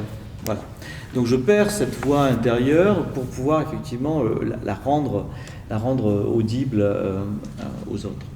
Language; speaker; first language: French; native; French